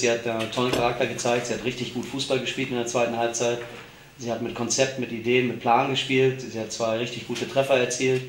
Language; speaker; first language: German; native; German